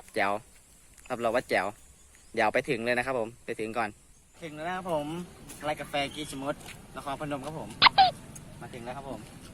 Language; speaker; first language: Thai; native; Thai